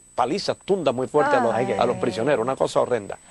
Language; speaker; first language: Spanish; native; Spanish